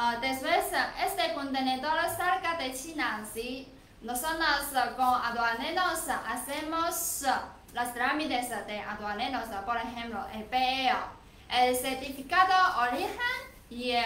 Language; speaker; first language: Spanish; non-native, learner; Chinese